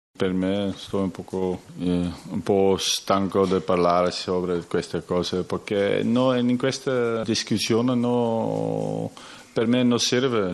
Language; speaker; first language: Italian; non-native, learner; Dutch